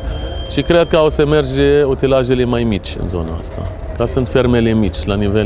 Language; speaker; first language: Romanian; non-native, fluent; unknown